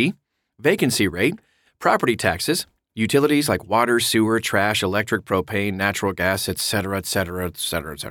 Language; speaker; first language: English; native; English